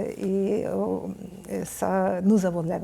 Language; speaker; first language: French; non-native, learner; Ukrainian